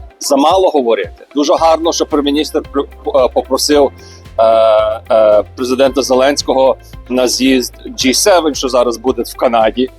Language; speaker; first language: Ukrainian; early bilingual, heritage; Ukrainian